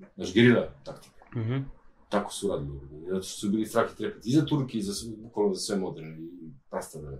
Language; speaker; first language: Serbian; non-native, local second language; Romanian